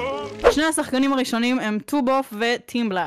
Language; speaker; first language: Hebrew; native; Hebrew